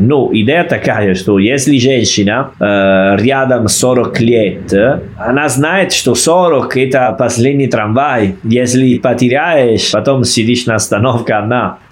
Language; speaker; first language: Russian; non-native, fluent; Italian